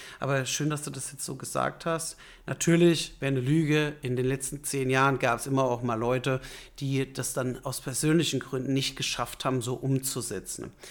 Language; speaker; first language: German; native; German